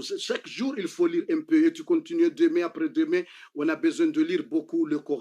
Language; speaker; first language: French; non-native, fluent; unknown